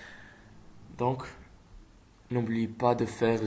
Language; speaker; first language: French; non-native, local second language; Arabic